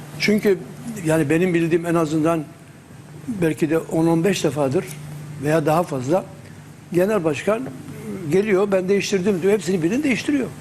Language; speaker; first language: Turkish; native; Turkish